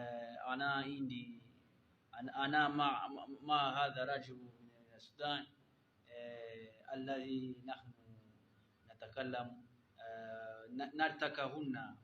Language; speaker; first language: Arabic; non-native, learner; Kinyarwanda